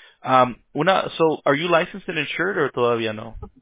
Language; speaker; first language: English; early bilingual, other home language; Spanish